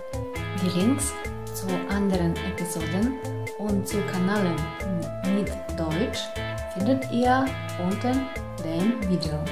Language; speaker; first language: German; non-native, learner; Russian